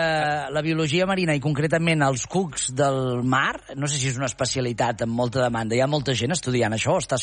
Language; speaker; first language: Catalan; native; Catalan